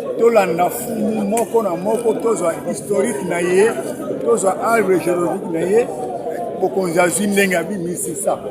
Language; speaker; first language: Lingala; non-native, local second language; Kongo